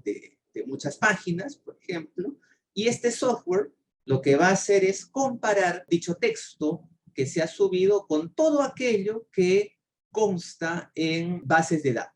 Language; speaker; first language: Spanish; native; Spanish